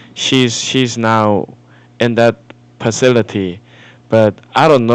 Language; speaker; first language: English; non-native, fluent; Korean